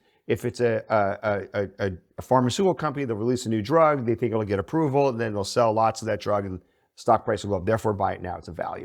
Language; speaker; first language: English; native; English